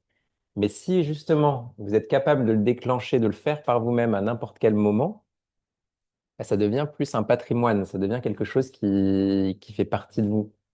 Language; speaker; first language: French; native; French